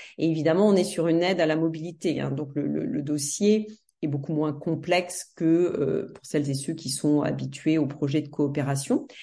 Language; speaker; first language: French; native; French